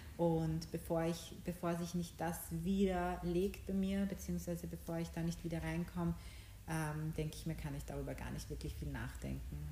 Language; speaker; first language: German; early bilingual, other home language; Bosnian